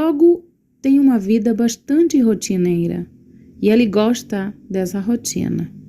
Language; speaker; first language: Portuguese; non-native, learner; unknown